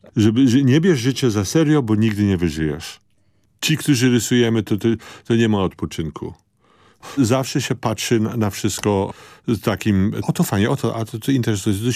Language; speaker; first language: Polish; early bilingual, other home language; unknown